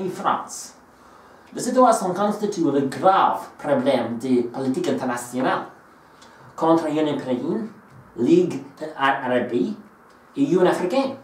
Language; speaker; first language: French; non-native, learner; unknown